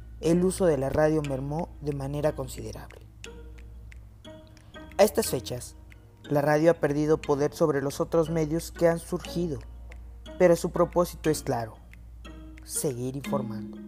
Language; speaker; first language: Spanish; native; Spanish